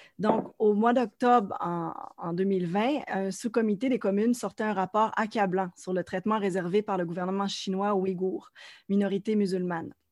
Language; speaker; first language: French; native; French